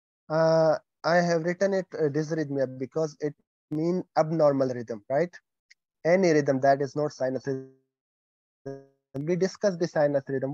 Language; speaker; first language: English; non-native, fluent; Pashto